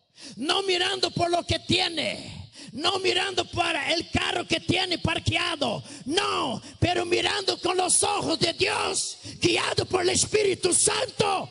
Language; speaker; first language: Spanish; non-native, fluent; Portuguese